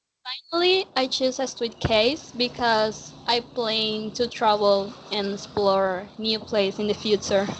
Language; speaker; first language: English; non-native, learner; Spanish